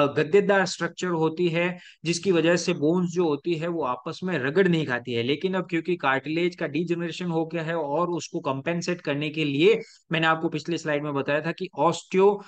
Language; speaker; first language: Hindi; native; Hindi